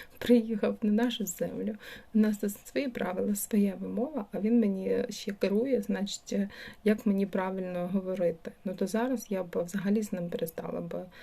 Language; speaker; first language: Ukrainian; non-native, local second language; Russian